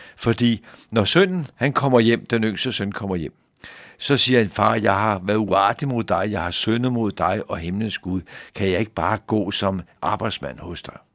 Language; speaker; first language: Danish; native; Danish